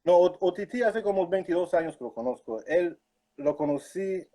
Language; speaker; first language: Spanish; early bilingual, heritage; Spanish